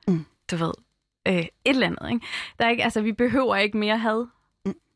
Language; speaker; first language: Danish; early bilingual, other home language; Arabic